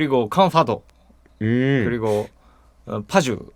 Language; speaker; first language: Korean; non-native, fluent; Japanese